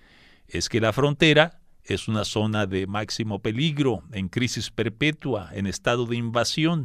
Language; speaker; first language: Spanish; native; Spanish